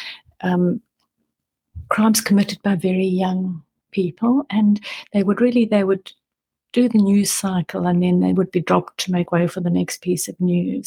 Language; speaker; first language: English; native; English